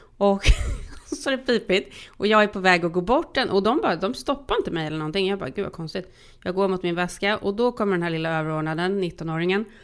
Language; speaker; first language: Swedish; native; Swedish